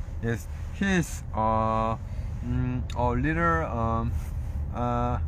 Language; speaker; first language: English; non-native, learner; Korean